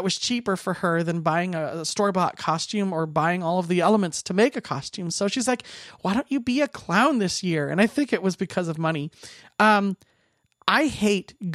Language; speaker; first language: English; native; English